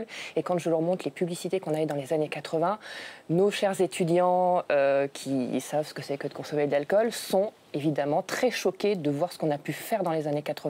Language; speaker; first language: French; native; French